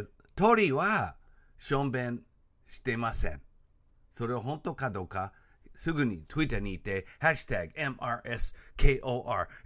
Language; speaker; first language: Japanese; non-native, fluent; English